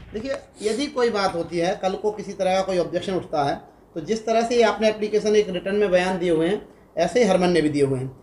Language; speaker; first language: Hindi; native; Hindi